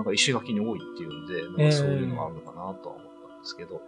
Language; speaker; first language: Japanese; native; Japanese